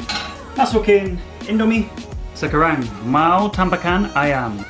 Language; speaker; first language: Indonesian; non-native, fluent; English